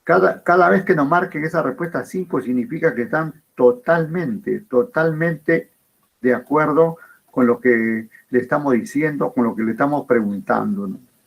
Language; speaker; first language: Spanish; native; Spanish